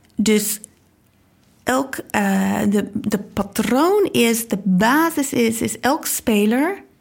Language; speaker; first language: Dutch; non-native, fluent; English